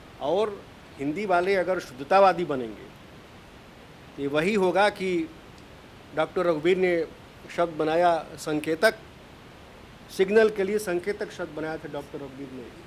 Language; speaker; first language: Hindi; native; Hindi